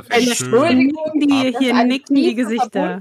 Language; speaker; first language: German; native; German